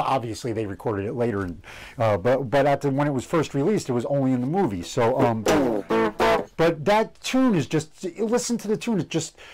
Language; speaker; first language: English; native; English